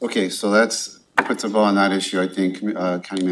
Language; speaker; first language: English; native; English